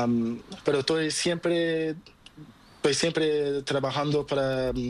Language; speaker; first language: Spanish; non-native, learner; Portuguese